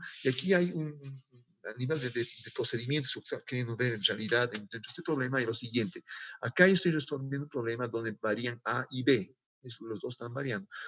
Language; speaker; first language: Spanish; native; Spanish